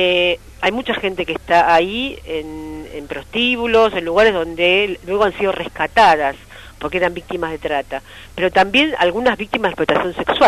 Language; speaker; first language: Spanish; native; Spanish